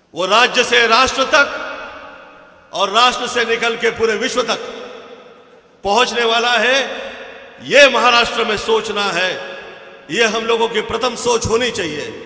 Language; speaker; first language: Hindi; non-native, local second language; Marathi